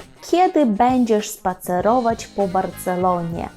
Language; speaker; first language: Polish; non-native, fluent; Ukrainian